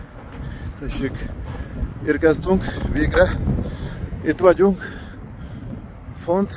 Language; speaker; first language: Hungarian; non-native, learner; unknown